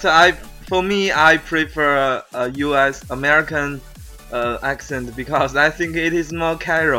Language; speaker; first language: English; non-native, learner; Chinese